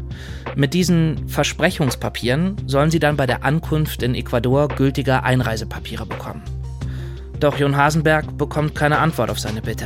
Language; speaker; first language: German; native; German